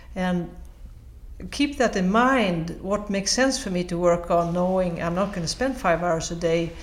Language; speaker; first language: English; non-native, fluent; Swedish